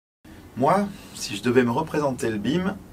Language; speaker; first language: French; native; French